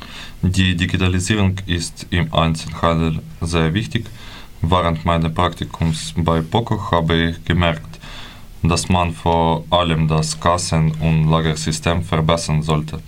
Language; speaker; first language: German; non-native, fluent; Ukrainian